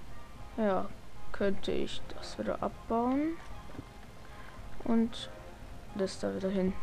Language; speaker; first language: German; native; German